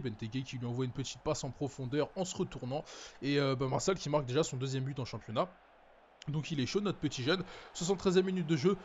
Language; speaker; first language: French; native; French